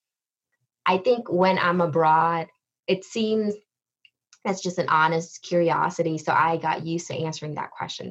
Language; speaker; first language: English; early bilingual, other home language; Vietnamese